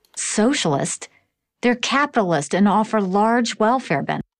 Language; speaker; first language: English; native; English